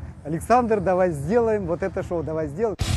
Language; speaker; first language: Russian; native; Russian